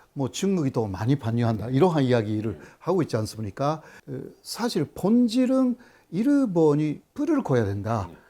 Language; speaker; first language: Korean; non-native, fluent; Japanese